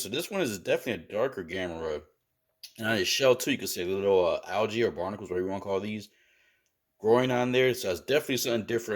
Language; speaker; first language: English; native; English